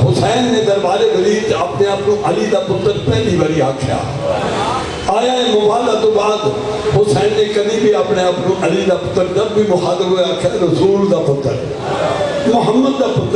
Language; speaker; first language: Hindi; non-native, local second language; Punjabi